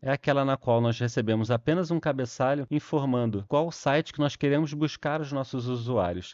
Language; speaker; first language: Portuguese; native; Portuguese